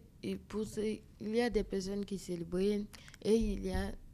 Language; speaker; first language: French; non-native, local second language; Haitian Creole